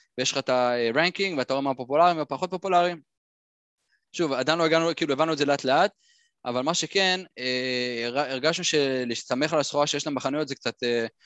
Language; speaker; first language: Hebrew; native; Hebrew